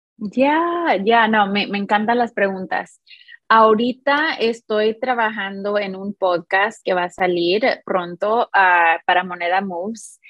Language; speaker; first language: Spanish; early bilingual, heritage; Spanish